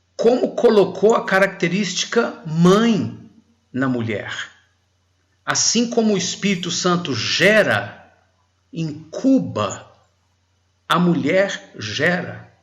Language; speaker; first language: Portuguese; native; Portuguese